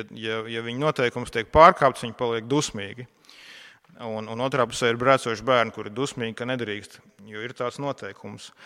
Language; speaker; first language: Latvian; non-native, local second language; Russian